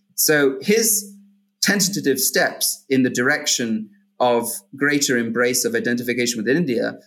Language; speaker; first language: English; native; English